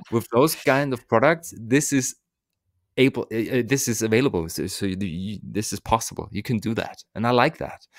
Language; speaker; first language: English; non-native, fluent; German